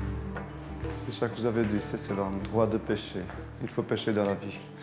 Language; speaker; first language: French; non-native, fluent; Portuguese